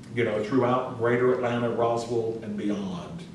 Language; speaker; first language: English; native; English